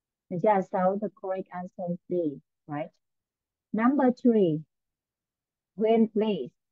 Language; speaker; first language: English; non-native, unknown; Vietnamese